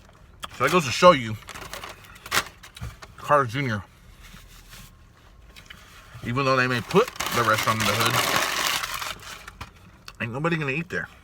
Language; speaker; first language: English; native; English